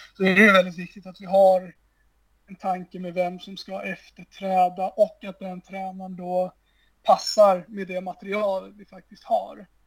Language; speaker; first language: Swedish; native; Swedish